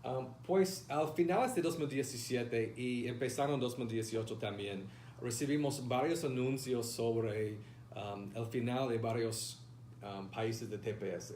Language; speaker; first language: Spanish; non-native, fluent; English